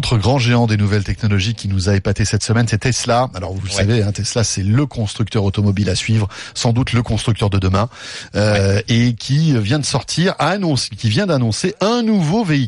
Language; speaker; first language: French; native; French